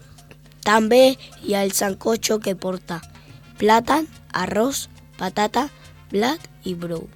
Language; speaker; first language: Catalan; early bilingual, other home language; Spanish